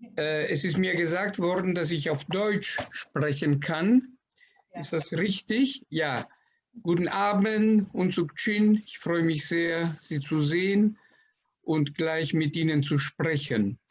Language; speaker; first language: German; non-native, fluent; Italian